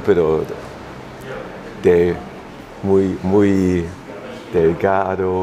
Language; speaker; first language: Spanish; non-native, fluent; German